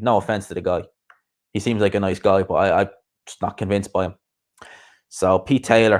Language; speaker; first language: English; native; English